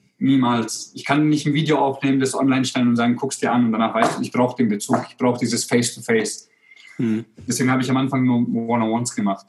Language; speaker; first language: German; early bilingual, other home language; Croatian